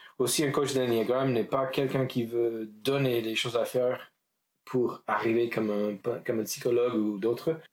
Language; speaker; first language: French; non-native, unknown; English